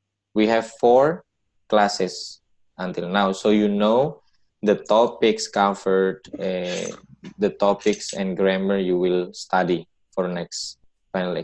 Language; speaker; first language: English; non-native, learner; Indonesian